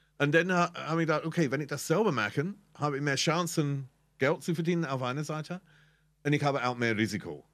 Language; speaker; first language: German; non-native, fluent; English